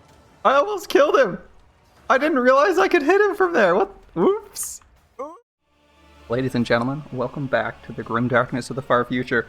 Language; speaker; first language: English; native; English